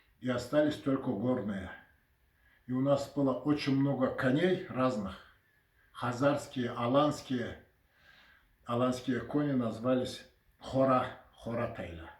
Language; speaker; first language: Russian; non-native, local second language; Karachay-Balkar